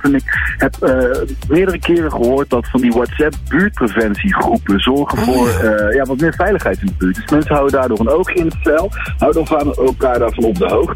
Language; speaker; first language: Dutch; native; Dutch